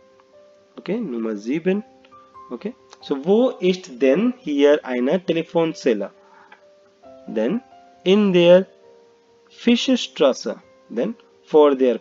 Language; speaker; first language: German; non-native, fluent; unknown